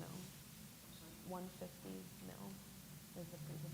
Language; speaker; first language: English; native; English